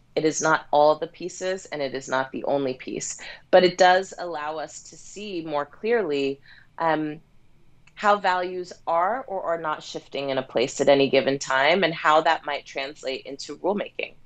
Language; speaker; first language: English; native; English